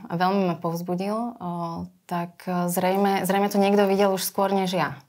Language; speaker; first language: Slovak; native; Slovak